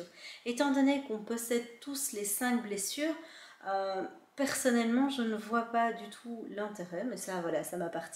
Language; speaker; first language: French; native; French